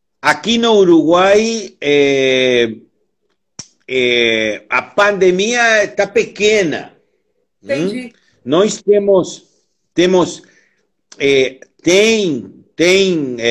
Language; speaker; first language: Portuguese; non-native, learner; Spanish